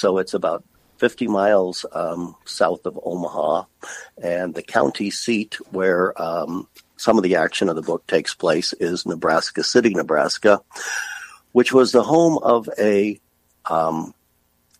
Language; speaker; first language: English; native; English